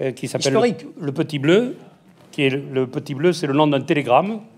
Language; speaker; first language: French; native; French